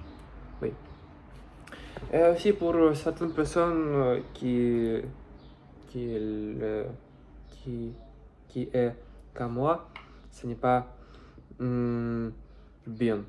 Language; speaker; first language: French; non-native, learner; Russian